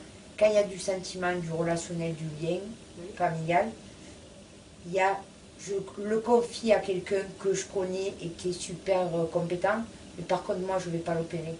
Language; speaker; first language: French; native; French